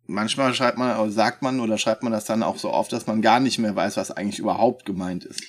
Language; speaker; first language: German; native; German